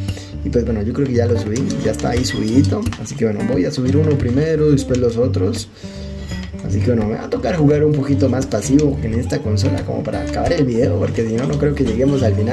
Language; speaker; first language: Spanish; native; Spanish